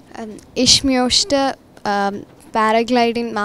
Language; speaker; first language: German; non-native, learner; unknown